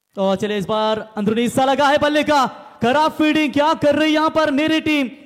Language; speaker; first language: Hindi; non-native, local second language; Marathi